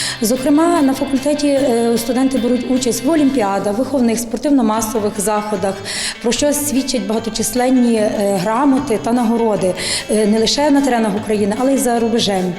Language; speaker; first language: Ukrainian; native; Ukrainian